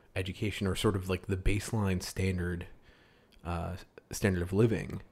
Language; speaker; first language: English; early bilingual, other home language; Italian